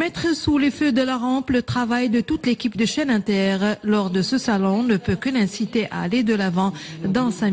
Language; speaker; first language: French; non-native, local second language; Arabic